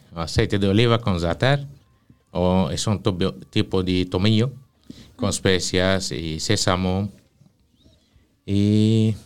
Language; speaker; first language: Spanish; non-native, fluent; Arabic